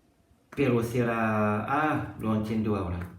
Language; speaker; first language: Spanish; non-native, learner; French